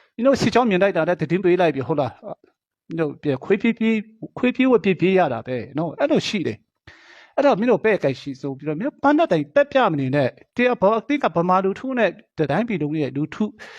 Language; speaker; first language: Burmese; non-native, local second language; Kachin